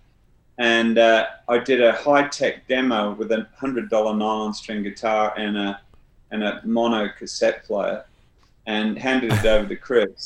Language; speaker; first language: English; native; English